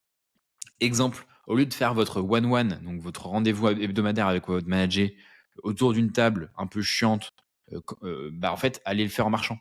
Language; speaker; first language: French; native; French